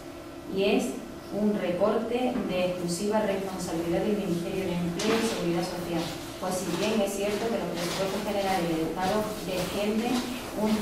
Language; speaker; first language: Spanish; native; Spanish